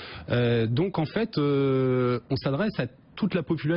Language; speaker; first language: French; native; French